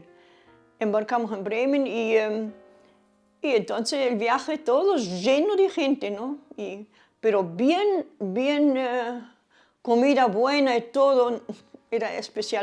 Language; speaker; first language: Spanish; early bilingual, other home language; German